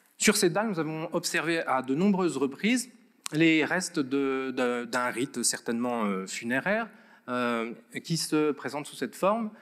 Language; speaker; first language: French; native; French